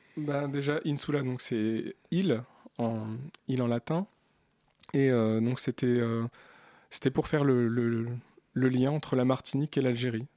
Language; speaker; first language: French; early bilingual, other home language; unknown